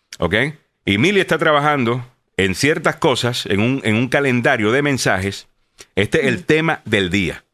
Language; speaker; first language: Spanish; native; Spanish